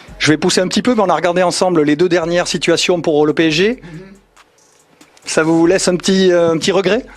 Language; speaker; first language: French; native; French